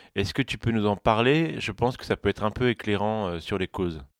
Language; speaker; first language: French; native; French